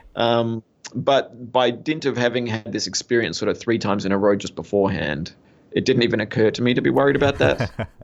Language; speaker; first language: English; native; English